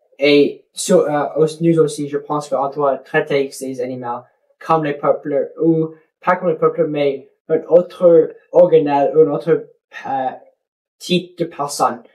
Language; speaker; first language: French; non-native, local second language; English